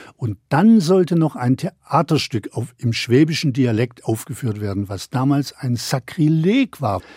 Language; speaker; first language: German; native; German